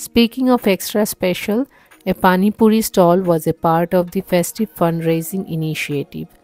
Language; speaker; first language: English; non-native, local second language; Bangla